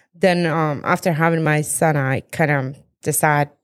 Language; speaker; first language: English; non-native, fluent; Bosnian